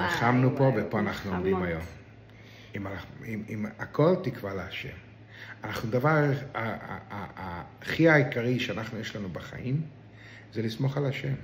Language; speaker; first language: Hebrew; non-native, local second language; Yiddish